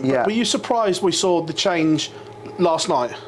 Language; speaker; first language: English; native; English